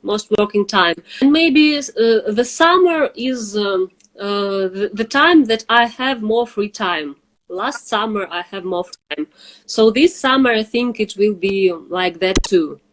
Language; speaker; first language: English; non-native, fluent; Russian